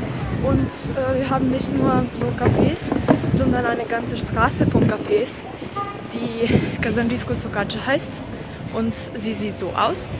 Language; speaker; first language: German; non-native, learner; Serbian